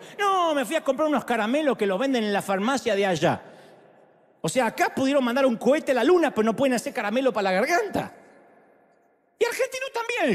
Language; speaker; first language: Spanish; native; Spanish